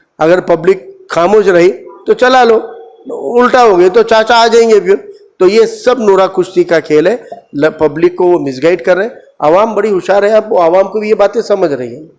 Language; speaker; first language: Hindi; non-native, local second language; Urdu